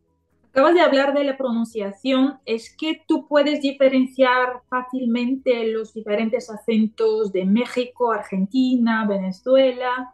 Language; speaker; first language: Spanish; non-native, fluent; Bulgarian